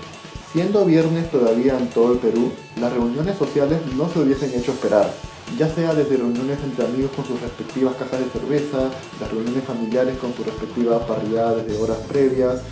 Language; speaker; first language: Spanish; native; Spanish